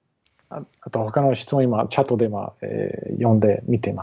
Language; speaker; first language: Japanese; non-native, learner; English